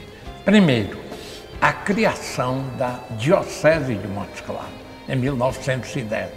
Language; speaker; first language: Portuguese; native; Portuguese